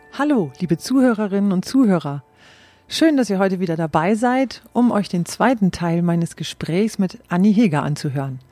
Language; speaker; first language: German; native; German